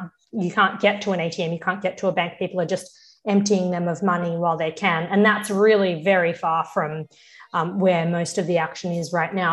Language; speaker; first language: English; early bilingual, other home language; Russian